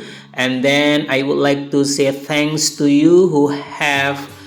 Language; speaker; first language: English; non-native, learner; Indonesian